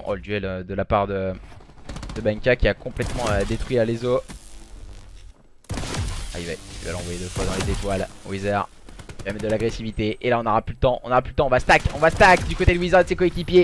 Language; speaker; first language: French; native; French